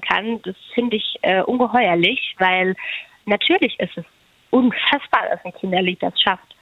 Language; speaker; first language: German; native; German